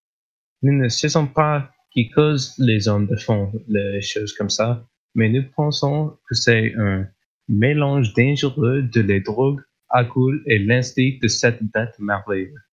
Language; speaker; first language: French; non-native, learner; English